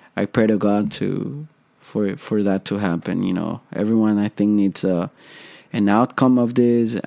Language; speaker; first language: English; non-native, fluent; Spanish